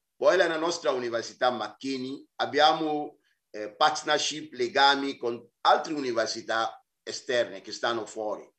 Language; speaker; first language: Italian; non-native, fluent; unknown